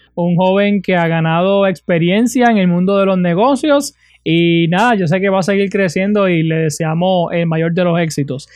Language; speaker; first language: Spanish; native; Spanish